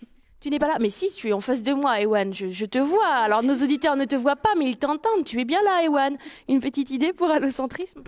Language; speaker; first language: French; native; French